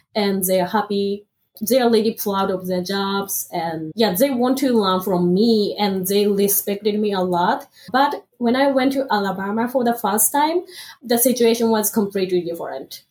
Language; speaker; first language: English; non-native, fluent; Japanese